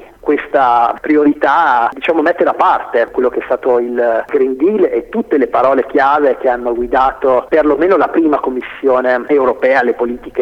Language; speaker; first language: Italian; native; Italian